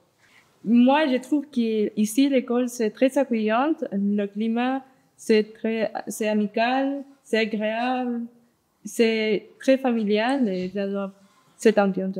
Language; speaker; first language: French; non-native, fluent; Spanish